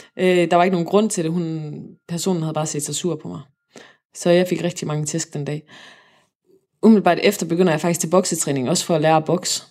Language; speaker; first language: Danish; native; Danish